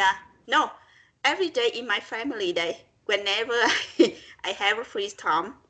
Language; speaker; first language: English; non-native, learner; Vietnamese